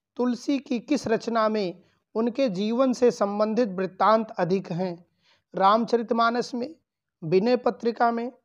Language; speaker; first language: Hindi; native; Hindi